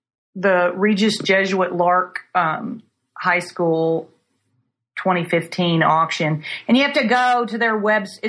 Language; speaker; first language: English; native; English